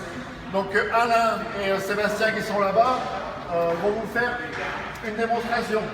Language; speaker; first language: French; native; French